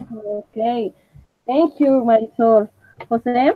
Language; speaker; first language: English; non-native, learner; Spanish